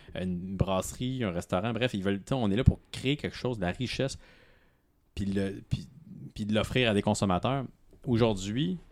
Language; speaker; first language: French; native; French